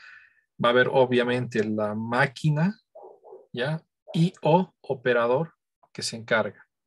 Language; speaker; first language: Spanish; native; Spanish